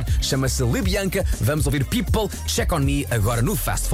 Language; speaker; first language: Portuguese; native; Portuguese